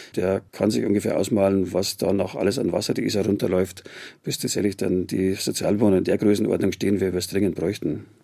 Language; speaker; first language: German; native; German